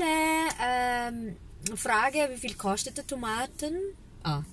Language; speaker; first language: German; non-native, learner; Filipino